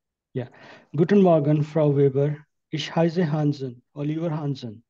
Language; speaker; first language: German; non-native, learner; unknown